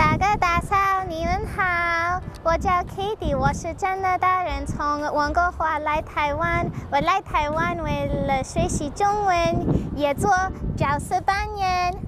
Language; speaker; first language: Chinese; non-native, learner; English